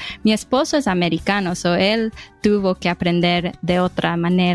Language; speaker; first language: Spanish; early bilingual, heritage; English